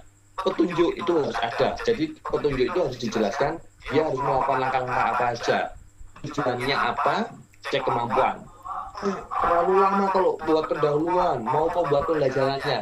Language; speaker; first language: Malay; non-native, local second language; Javanese